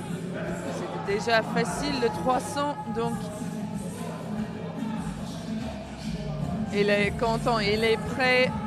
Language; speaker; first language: French; non-native, fluent; English